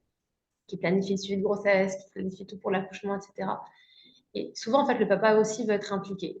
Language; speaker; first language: French; native; French